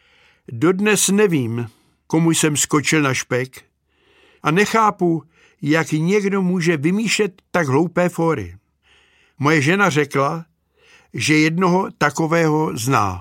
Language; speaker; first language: Czech; native; Czech